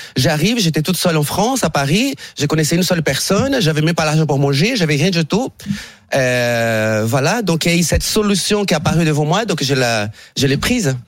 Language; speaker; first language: French; non-native, fluent; Portuguese